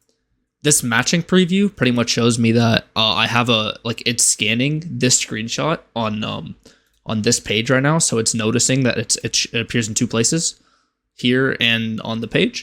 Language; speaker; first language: English; native; English